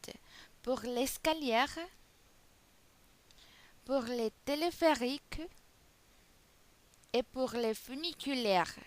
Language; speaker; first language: French; non-native, learner; Spanish